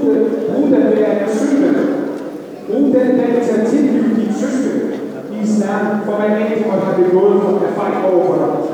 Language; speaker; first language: Danish; non-native, fluent; Arabic